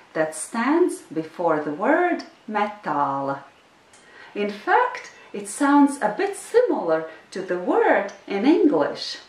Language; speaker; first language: English; non-native, fluent; Latvian